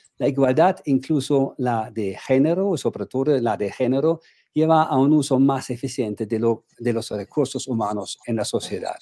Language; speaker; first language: Spanish; non-native, fluent; German